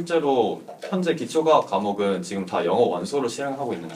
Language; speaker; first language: Korean; native; Korean